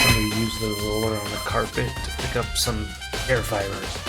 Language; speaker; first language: English; native; English